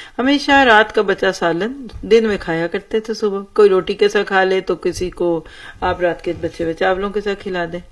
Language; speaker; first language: Urdu; native; Urdu